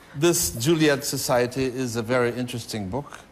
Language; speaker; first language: English; non-native, fluent; Portuguese